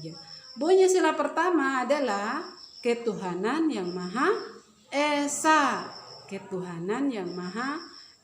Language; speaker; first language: Indonesian; native; Indonesian